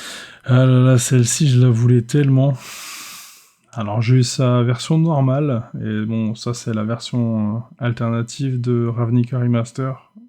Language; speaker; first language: French; native; French